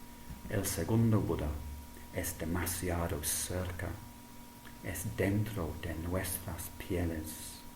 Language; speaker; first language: Spanish; non-native, fluent; English